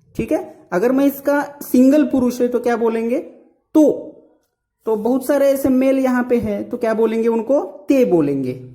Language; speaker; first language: Hindi; non-native, local second language; Marathi